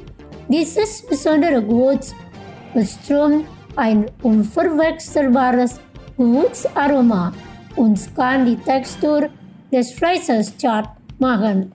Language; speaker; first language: German; non-native, fluent; Indonesian